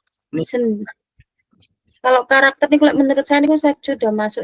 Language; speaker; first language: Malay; non-native, local second language; Javanese